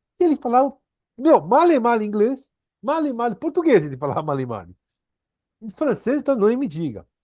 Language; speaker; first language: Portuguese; early bilingual, other home language; Korean